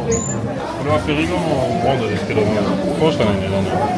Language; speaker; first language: Japanese; non-native, fluent; French